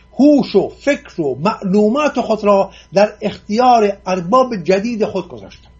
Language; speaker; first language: Persian; non-native, local second language; Assyrian Neo-Aramaic